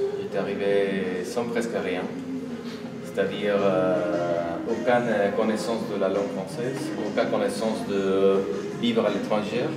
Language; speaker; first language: French; non-native, fluent; Spanish